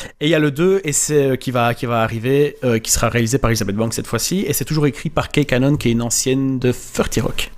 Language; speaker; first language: French; native; French